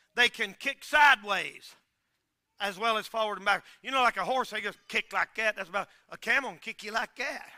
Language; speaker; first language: English; native; English